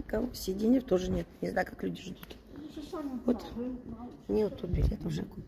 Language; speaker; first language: Russian; native; Russian